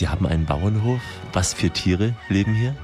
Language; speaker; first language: German; native; German